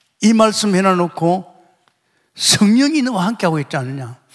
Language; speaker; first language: Korean; native; Korean